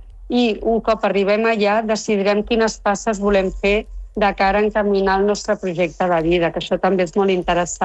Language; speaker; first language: Catalan; non-native, local second language; Spanish